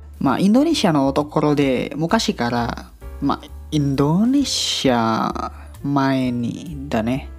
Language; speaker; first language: Japanese; non-native, learner; Indonesian